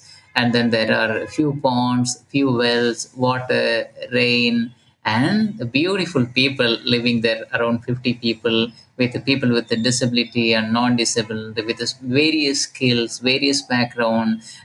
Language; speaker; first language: English; non-native, local second language; Tamil